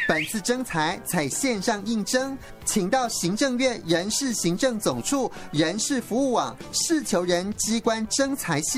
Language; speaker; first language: Chinese; native; Chinese